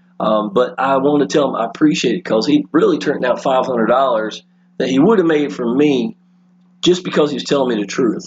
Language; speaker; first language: English; native; English